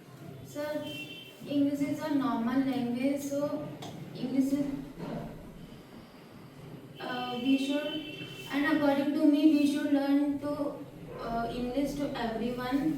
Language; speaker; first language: English; non-native, learner; Hindi